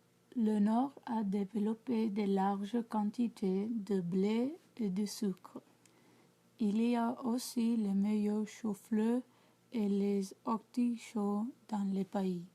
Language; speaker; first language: French; non-native, learner; English